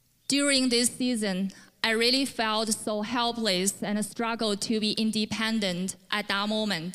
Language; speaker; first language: English; non-native, fluent; Chinese